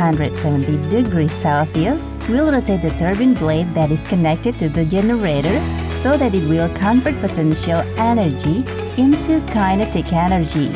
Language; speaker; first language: English; non-native, fluent; Indonesian